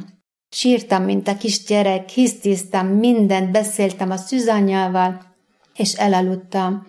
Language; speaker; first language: Hungarian; non-native, fluent; Arabic